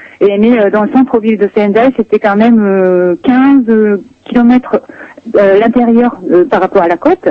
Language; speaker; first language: French; non-native, fluent; Japanese